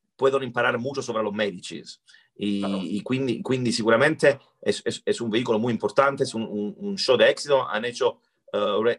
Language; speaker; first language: Spanish; non-native, learner; Italian